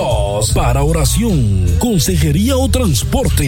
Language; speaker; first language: Spanish; native; Spanish